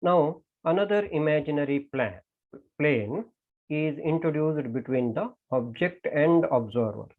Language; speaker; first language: English; non-native, local second language; Kannada